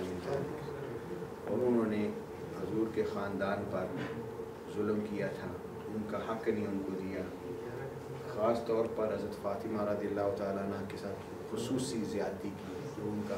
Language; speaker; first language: Urdu; native; Urdu